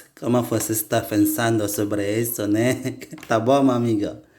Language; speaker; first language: Portuguese; non-native, learner; Indonesian